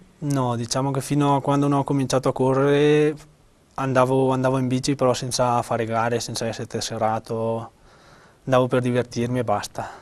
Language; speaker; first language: Italian; native; Italian